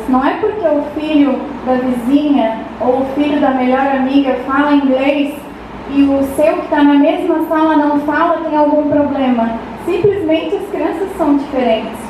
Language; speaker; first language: Portuguese; native; Portuguese